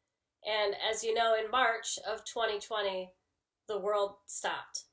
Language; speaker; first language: English; native; English